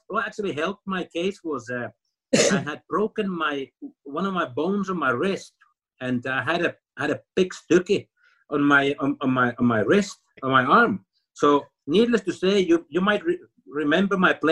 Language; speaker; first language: English; non-native, fluent; Finnish